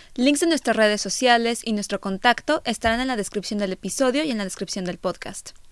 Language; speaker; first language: Spanish; native; Spanish